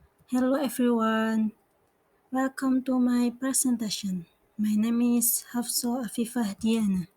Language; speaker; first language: English; non-native, learner; Indonesian